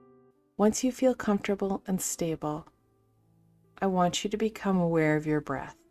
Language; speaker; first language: English; native; English